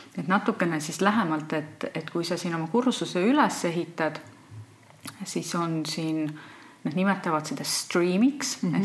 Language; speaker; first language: Estonian; native; Estonian